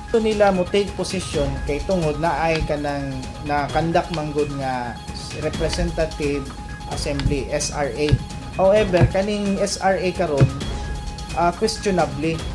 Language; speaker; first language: Cebuano; native; Cebuano